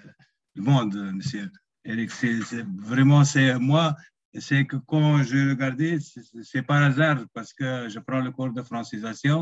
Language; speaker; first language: French; non-native, local second language; Arabic